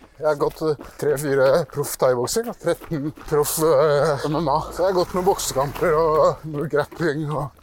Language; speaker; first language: Norwegian; early bilingual, other home language; Persian